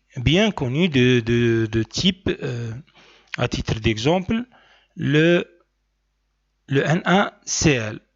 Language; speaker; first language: French; non-native, local second language; Arabic